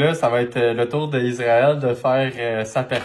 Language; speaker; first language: French; native; French